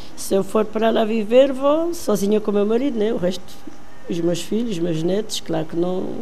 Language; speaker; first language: Portuguese; non-native, local second language; Kabuverdianu